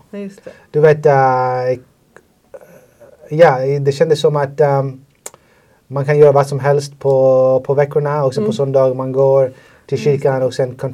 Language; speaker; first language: Swedish; non-native, fluent; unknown